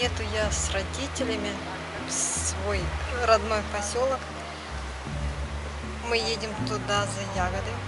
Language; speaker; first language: Russian; native; Russian